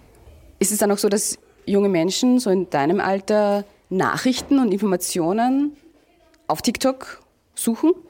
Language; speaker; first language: German; native; German